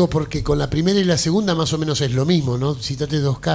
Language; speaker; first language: Spanish; native; Spanish